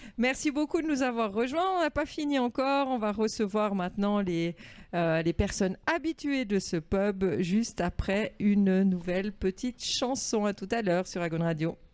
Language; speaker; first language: French; native; French